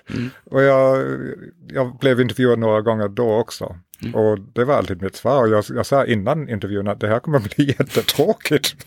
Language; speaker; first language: Swedish; non-native, fluent; English